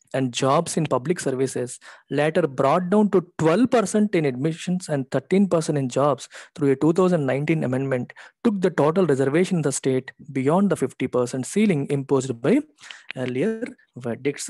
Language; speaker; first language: English; non-native, local second language; Telugu